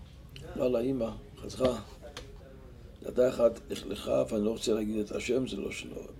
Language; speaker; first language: Hebrew; non-native, local second language; Yiddish